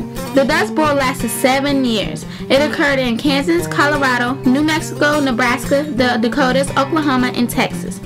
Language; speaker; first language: English; native; English